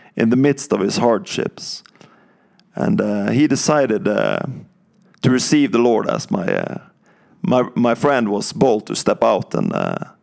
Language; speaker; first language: English; non-native, fluent; Norwegian